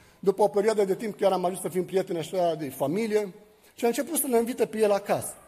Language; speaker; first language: Romanian; non-native, fluent; Arabic